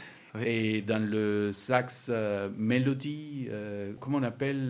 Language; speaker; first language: French; non-native, learner; Spanish